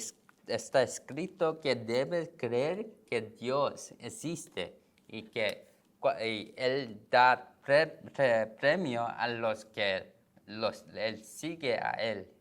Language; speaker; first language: Spanish; non-native, learner; Korean